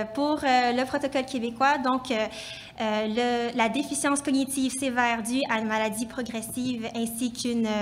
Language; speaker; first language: French; native; French